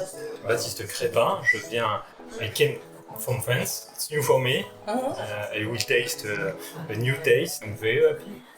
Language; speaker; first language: English; non-native, learner; French